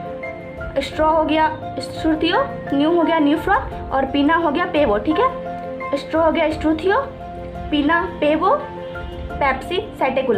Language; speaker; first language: Hindi; native; Hindi